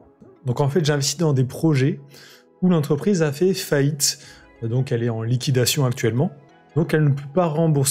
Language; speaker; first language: French; native; French